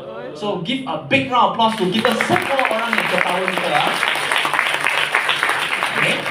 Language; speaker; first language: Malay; non-native, local second language; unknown